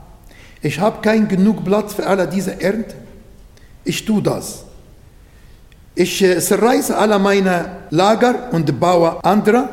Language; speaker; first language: German; non-native, learner; Arabic